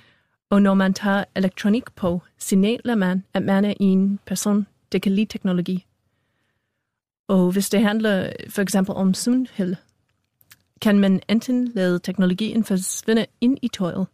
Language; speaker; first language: Danish; non-native, fluent; English